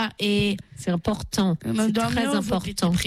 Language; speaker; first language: French; native; French